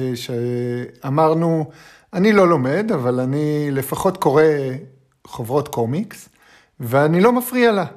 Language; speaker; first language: Hebrew; native; Hebrew